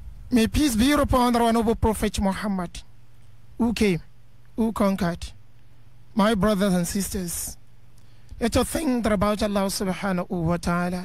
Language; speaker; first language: English; non-native, local second language; Yoruba